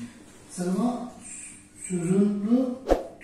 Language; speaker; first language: Turkish; non-native, learner; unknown